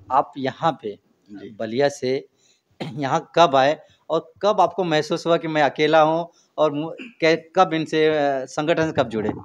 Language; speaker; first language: Hindi; native; Hindi